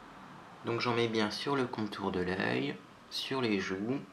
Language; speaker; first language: French; native; French